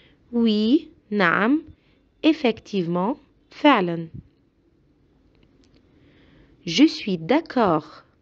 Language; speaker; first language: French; non-native, fluent; Arabic